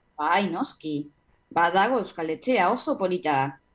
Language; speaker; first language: Basque; non-native, fluent; Spanish